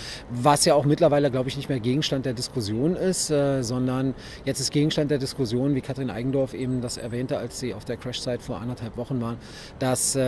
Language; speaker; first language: German; native; German